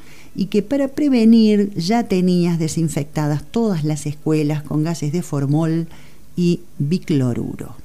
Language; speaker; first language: Spanish; native; Spanish